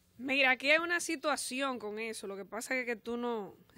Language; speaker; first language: Spanish; native; Spanish